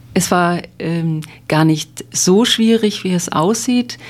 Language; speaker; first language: German; native; German